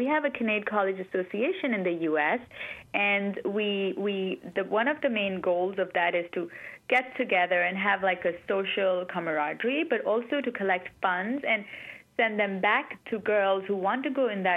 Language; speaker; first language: English; non-native, local second language; Urdu